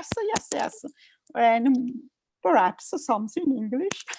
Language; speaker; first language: English; non-native, learner; Italian